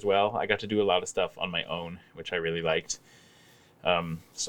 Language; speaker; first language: English; native; English